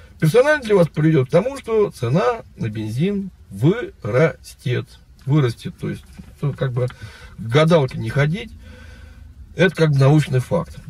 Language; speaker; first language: Russian; native; Russian